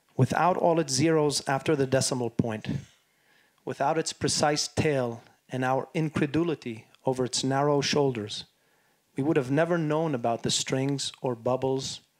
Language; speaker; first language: English; early bilingual, other home language; Hebrew